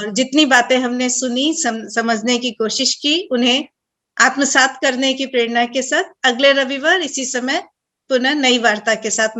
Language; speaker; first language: Hindi; native; Hindi